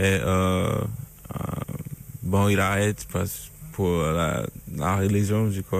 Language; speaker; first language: French; non-native, learner; English